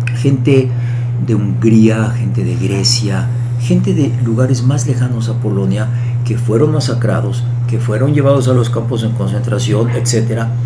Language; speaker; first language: Spanish; early bilingual, other home language; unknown